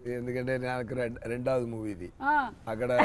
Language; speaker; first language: Telugu; non-native, learner; Tamil